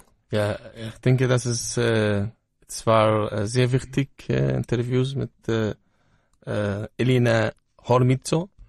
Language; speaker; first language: German; non-native, learner; Arabic